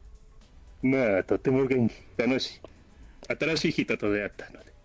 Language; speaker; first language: Japanese; non-native, learner; English